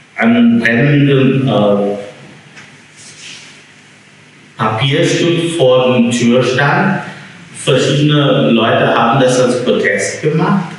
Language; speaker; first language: German; non-native, fluent; English